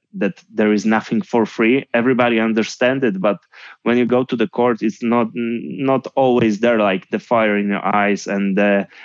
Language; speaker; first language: English; non-native, fluent; Polish